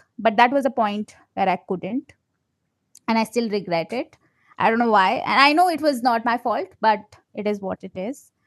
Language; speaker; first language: English; non-native, local second language; Malayalam